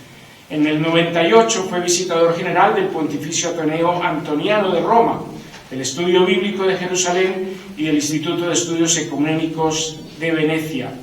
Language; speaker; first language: Spanish; native; Spanish